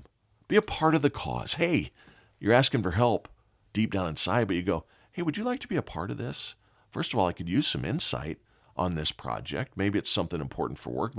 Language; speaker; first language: English; native; English